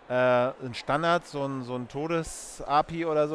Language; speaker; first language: German; native; German